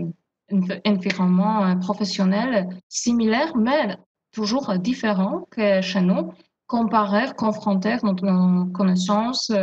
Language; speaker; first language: French; non-native, fluent; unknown